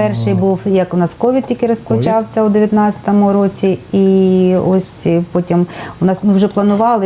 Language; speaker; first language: Ukrainian; native; Ukrainian